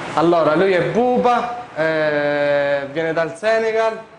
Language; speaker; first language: Italian; non-native, fluent; Arabic